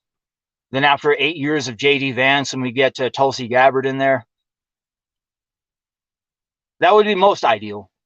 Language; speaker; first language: English; native; English